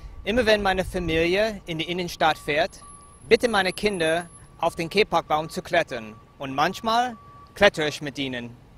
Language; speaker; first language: German; non-native, fluent; English